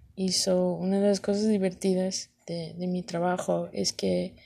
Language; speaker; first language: Spanish; early bilingual, heritage; Spanish